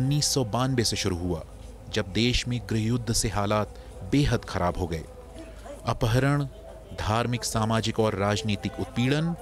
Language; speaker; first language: Hindi; native; Hindi